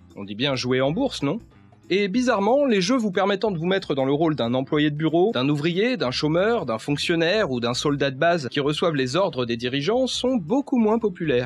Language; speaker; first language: French; native; French